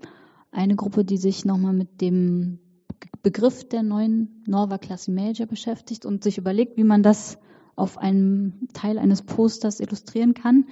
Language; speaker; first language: German; native; German